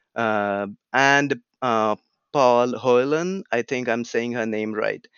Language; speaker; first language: English; non-native, local second language; Marathi